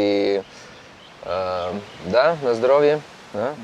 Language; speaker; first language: Russian; non-native, learner; Lithuanian